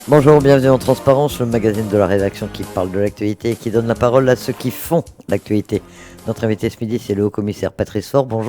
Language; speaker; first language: French; native; French